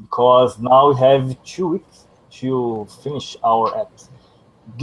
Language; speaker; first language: English; non-native, learner; Portuguese